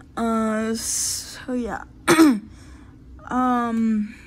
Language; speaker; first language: English; native; English